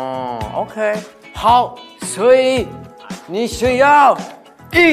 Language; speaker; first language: Chinese; non-native, learner; English